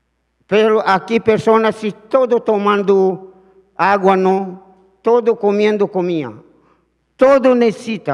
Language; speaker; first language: Spanish; non-native, learner; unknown